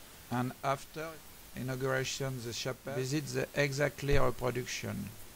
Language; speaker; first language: English; non-native, learner; French